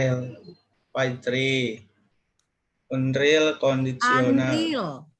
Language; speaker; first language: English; non-native, learner; Indonesian